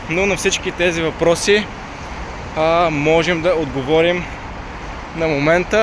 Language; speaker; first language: Bulgarian; native; Bulgarian